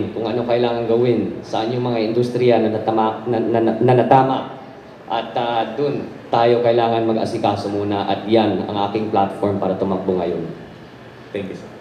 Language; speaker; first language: Filipino; native; Filipino